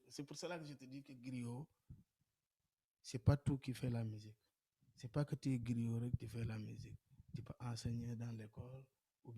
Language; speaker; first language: French; non-native, local second language; Wolof